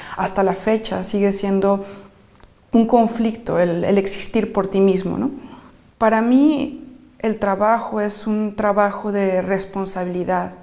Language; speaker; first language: Spanish; native; Spanish